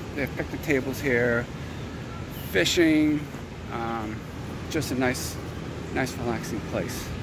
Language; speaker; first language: English; native; English